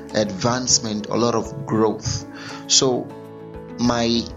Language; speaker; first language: English; non-native, local second language; Igbo